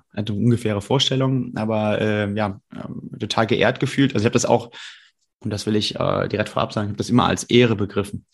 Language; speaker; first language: German; native; German